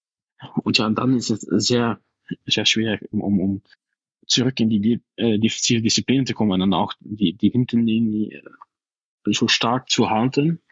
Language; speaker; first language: German; non-native, fluent; Dutch